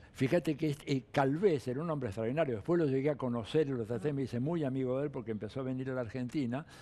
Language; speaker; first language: Spanish; early bilingual, other home language; Italian